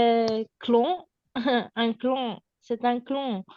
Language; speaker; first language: French; non-native, learner; Uzbek